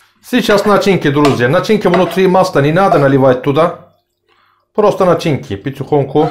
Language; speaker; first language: Russian; non-native, learner; Turkish